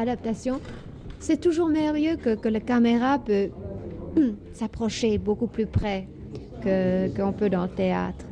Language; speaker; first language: French; non-native, fluent; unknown